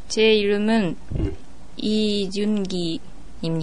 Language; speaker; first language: Korean; non-native, learner; Japanese